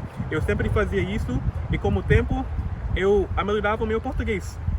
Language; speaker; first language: Portuguese; non-native, fluent; English